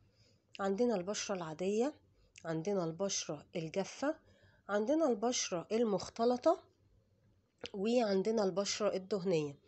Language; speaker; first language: Arabic; native; Arabic